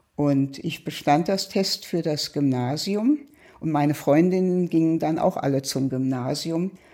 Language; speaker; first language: German; native; German